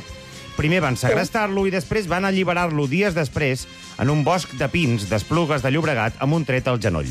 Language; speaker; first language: Catalan; native; Catalan